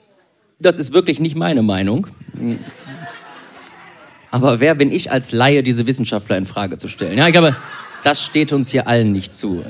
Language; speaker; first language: German; native; German